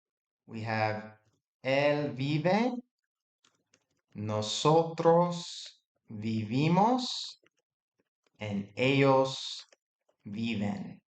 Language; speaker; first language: Spanish; non-native, fluent; English